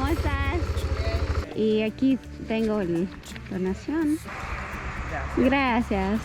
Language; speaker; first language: Spanish; non-native, learner; English